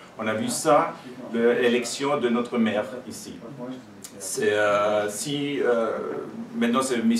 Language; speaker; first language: French; non-native, fluent; German